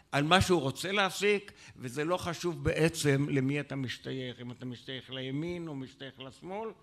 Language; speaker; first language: Hebrew; native; Hebrew